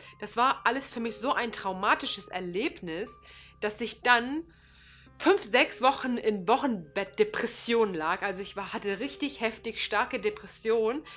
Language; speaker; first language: German; early bilingual, other home language; Turkish